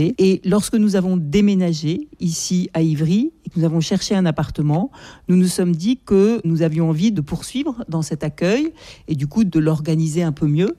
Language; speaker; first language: French; native; French